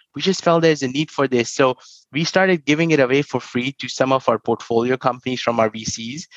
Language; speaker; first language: English; non-native, local second language; Hindi